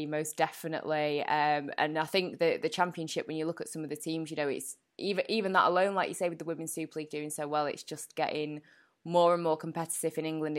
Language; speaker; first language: English; native; English